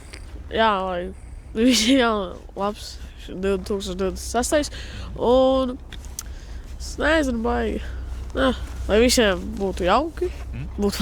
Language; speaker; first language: Latvian; non-native, local second language; Russian